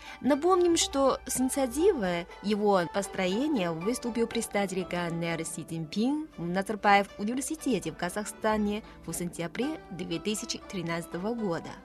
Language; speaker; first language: Russian; non-native, fluent; Chinese